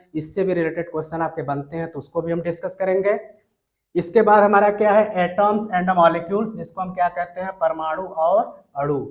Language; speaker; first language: Hindi; native; Hindi